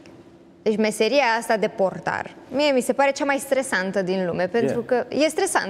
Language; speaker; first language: Romanian; native; Romanian